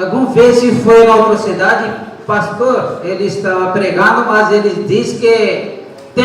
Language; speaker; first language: Portuguese; non-native, learner; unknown